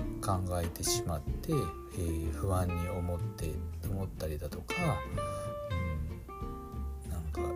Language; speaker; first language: Japanese; native; Japanese